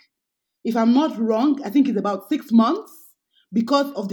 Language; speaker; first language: English; non-native, local second language; Yoruba